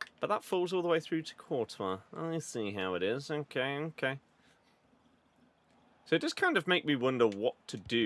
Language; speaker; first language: English; native; English